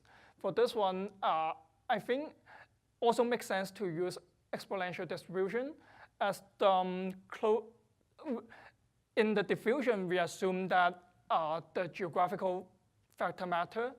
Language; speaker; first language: English; non-native, fluent; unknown